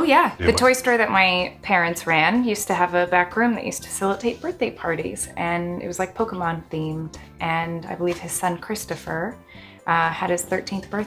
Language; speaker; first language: English; native; English